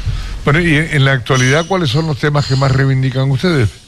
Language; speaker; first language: Spanish; native; Spanish